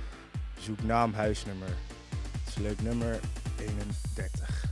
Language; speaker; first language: Dutch; native; Dutch